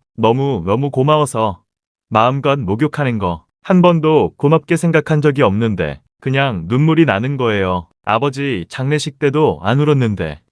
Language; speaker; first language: Korean; native; Korean